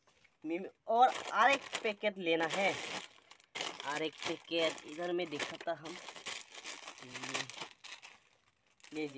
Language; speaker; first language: Hindi; non-native, local second language; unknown